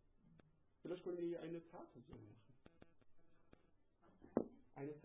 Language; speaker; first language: German; non-native, learner; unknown